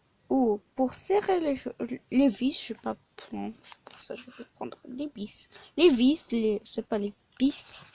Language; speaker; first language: French; non-native, learner; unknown